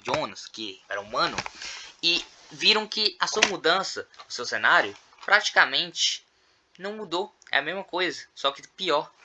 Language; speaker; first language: Portuguese; native; Portuguese